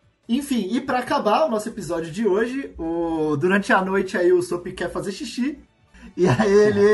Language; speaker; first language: Portuguese; native; Portuguese